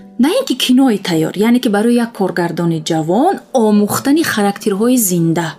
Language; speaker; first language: Tajik; non-native, local second language; Russian